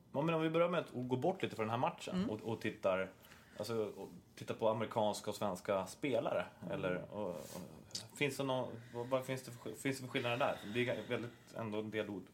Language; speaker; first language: Swedish; native; Swedish